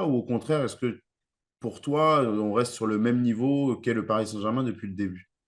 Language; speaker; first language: French; native; French